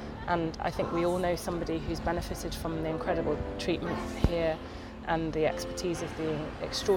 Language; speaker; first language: English; native; English